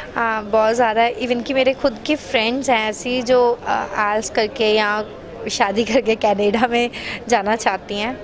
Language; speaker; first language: Hindi; native; Hindi